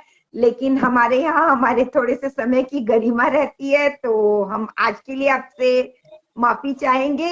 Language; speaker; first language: Hindi; native; Hindi